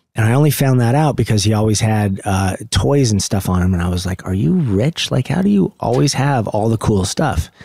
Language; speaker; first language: English; native; English